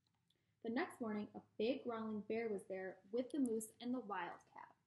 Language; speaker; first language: English; native; English